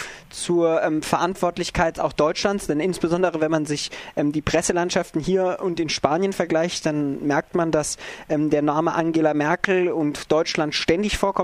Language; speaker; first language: German; native; German